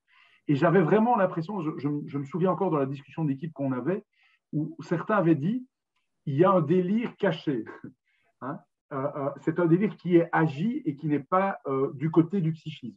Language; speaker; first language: French; native; French